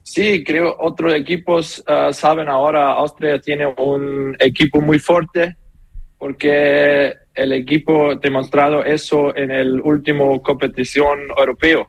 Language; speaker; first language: Spanish; non-native, learner; German